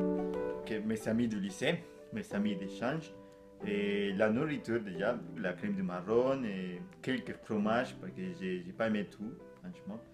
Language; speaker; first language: French; non-native, fluent; Spanish